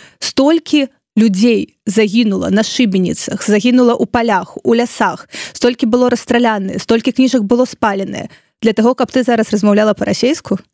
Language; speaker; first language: Belarusian; non-native, local second language; Russian